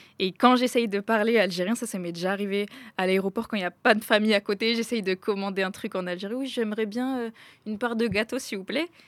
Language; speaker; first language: French; native; French